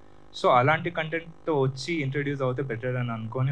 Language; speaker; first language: Telugu; native; Telugu